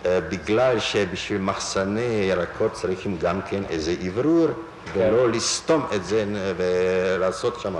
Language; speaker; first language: Hebrew; non-native, fluent; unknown